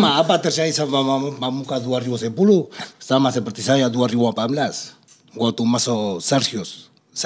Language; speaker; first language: Indonesian; non-native, fluent; Spanish